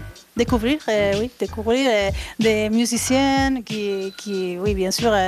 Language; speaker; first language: French; non-native, fluent; Spanish